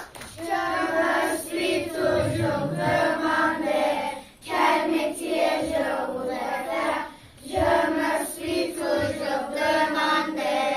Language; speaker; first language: French; non-native, learner; Turkish